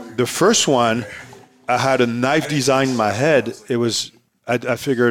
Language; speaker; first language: English; non-native, fluent; French